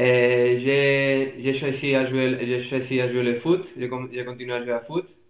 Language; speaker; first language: French; non-native, fluent; Spanish